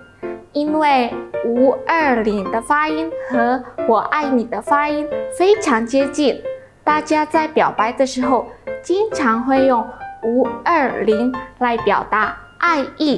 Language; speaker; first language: Chinese; non-native, learner; Indonesian